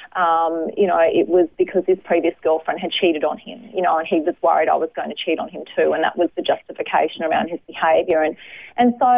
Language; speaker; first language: English; native; English